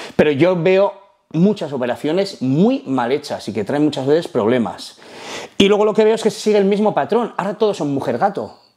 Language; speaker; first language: Spanish; non-native, fluent; Arabic